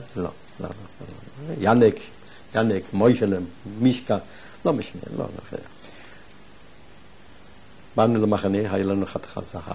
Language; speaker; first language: Hebrew; non-native, fluent; German